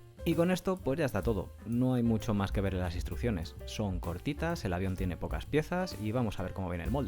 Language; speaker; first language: Spanish; native; Spanish